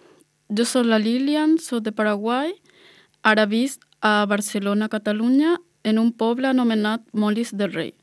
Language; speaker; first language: Catalan; non-native, learner; Spanish